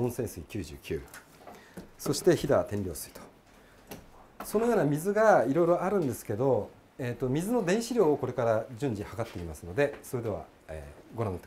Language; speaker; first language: Japanese; native; Japanese